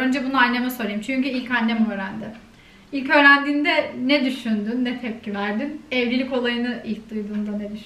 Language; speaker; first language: Turkish; native; Turkish